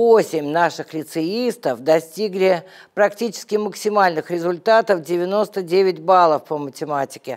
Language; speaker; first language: Russian; native; Russian